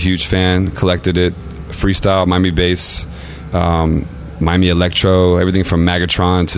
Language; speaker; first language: English; native; English